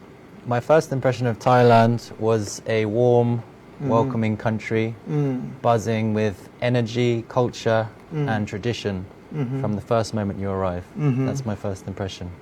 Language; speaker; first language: English; non-native, fluent; French